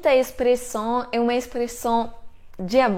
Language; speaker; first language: Portuguese; non-native, fluent; French